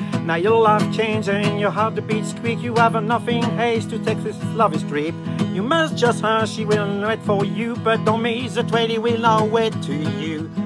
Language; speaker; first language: English; non-native, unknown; French